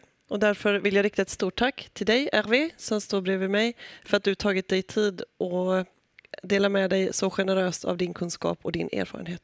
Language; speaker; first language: Swedish; native; Swedish